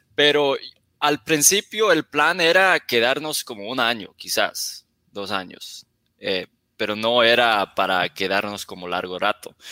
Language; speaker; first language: Spanish; non-native, fluent; English